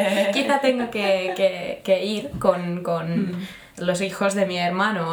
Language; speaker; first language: Spanish; non-native, fluent; Finnish